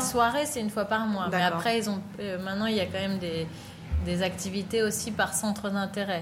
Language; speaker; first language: French; native; French